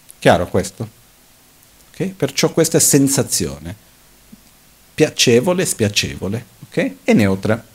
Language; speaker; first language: Italian; non-native, fluent; Portuguese